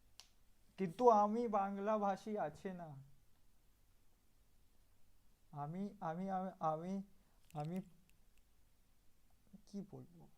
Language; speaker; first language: Bangla; non-native, learner; Hindi